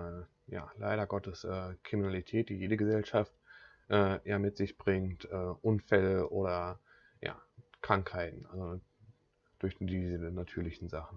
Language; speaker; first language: German; native; German